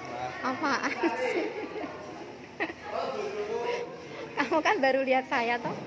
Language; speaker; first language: Indonesian; native; Indonesian